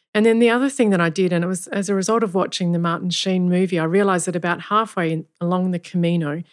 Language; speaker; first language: English; native; English